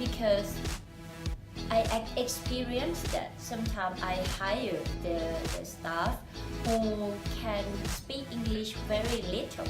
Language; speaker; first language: English; non-native, fluent; Thai